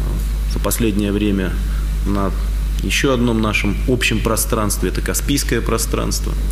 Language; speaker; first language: Russian; native; Russian